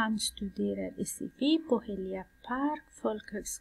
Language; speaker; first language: Swedish; non-native, fluent; Pashto